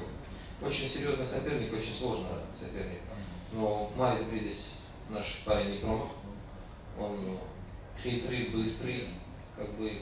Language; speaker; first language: Russian; native; Russian